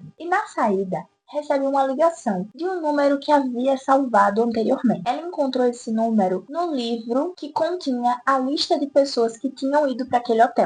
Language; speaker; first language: Portuguese; native; Portuguese